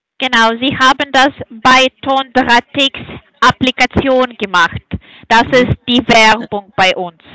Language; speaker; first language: German; non-native, learner; Hungarian